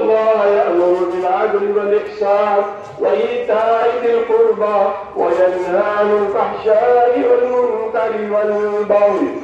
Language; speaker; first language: Arabic; non-native, fluent; Urdu